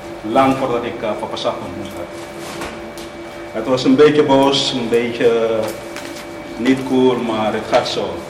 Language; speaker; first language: Dutch; non-native, fluent; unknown